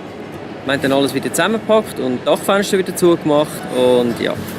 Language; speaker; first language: German; native; German